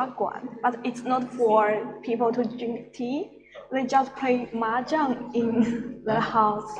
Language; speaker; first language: English; non-native, fluent; Chinese